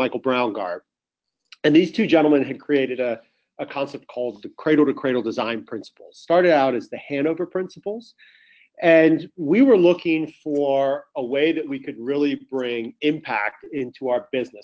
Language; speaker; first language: English; native; English